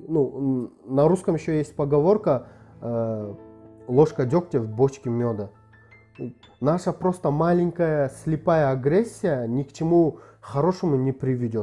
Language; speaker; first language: Russian; non-native, local second language; Kyrgyz